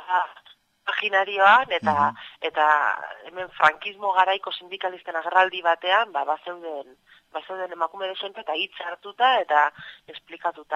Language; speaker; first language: Basque; native; Basque